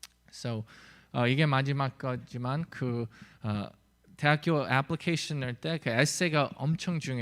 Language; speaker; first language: Korean; early bilingual, heritage; English